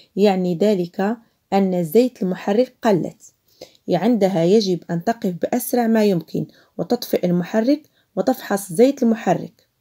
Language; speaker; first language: Arabic; non-native, local second language; Central Kurdish